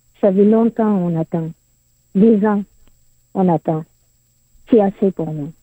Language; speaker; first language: French; non-native, learner; Arabic